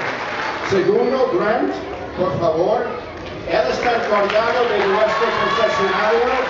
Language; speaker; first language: Spanish; non-native, fluent; English